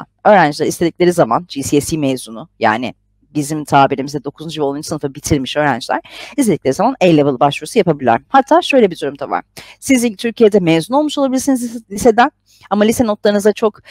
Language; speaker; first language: Turkish; native; Turkish